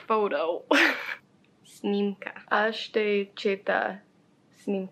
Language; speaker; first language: Bulgarian; non-native, learner; English